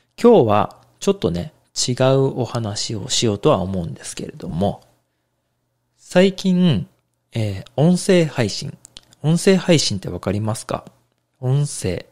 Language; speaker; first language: Japanese; native; Japanese